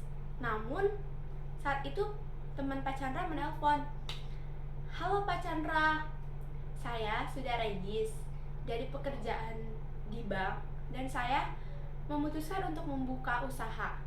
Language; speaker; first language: Indonesian; native; Indonesian